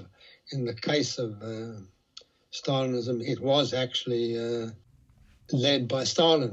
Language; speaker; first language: English; native; English